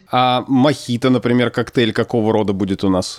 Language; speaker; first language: Russian; native; Russian